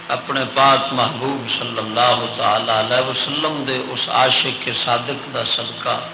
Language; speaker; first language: Urdu; non-native, local second language; Punjabi